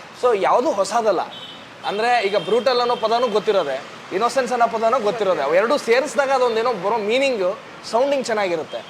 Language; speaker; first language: Kannada; native; Kannada